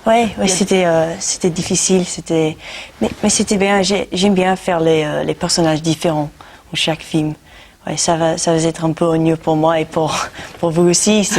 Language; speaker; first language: French; non-native, learner; English